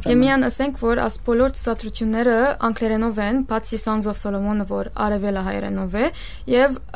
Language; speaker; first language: Armenian; early bilingual, heritage; Armenian